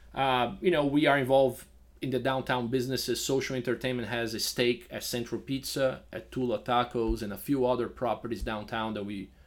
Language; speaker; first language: English; non-native, fluent; Portuguese